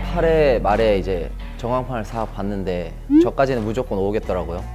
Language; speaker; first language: Korean; native; Korean